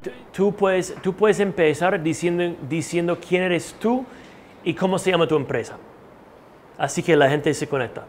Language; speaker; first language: Spanish; non-native, fluent; English